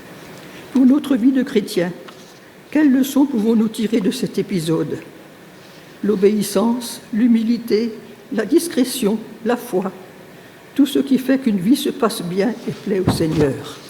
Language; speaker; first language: French; native; French